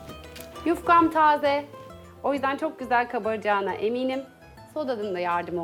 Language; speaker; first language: Turkish; native; Turkish